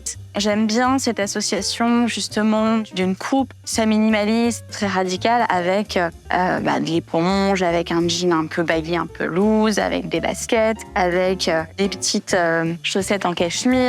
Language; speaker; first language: French; native; French